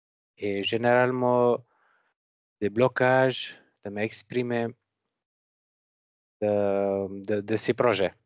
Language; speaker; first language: French; non-native, learner; Macedonian